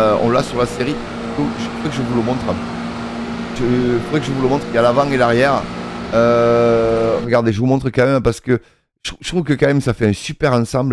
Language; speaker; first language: French; native; French